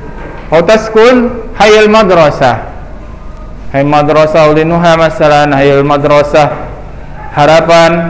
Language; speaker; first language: Arabic; non-native, fluent; Indonesian